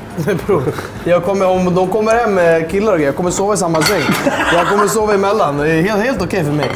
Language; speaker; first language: Swedish; early bilingual, other home language; Persian